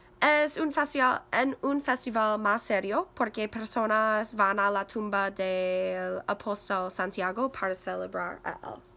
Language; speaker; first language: Spanish; non-native, learner; English